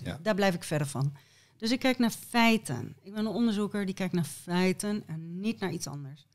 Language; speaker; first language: Dutch; native; Dutch